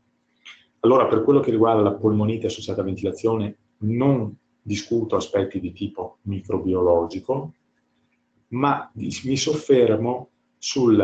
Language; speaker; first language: Italian; native; Italian